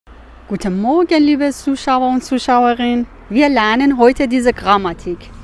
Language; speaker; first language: German; non-native, fluent; Persian